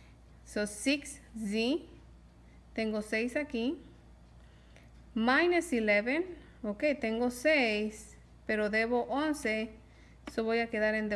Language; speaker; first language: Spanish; early bilingual, heritage; Spanish